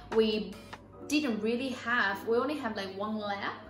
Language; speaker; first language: English; non-native, fluent; Chinese